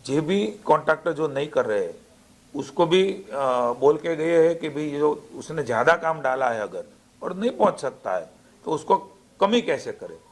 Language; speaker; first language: Hindi; non-native, local second language; Gujarati